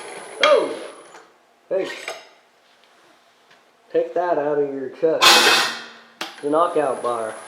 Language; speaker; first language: English; native; English